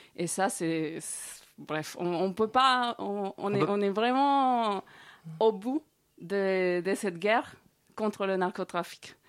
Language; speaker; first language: French; non-native, fluent; Spanish